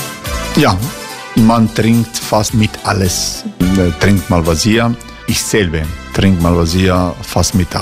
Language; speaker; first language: German; non-native, fluent; Croatian